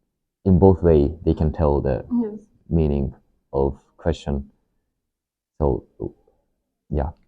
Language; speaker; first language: English; non-native, learner; Japanese